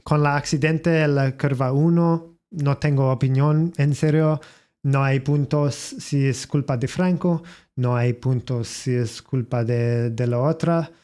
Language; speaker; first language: Spanish; non-native, learner; English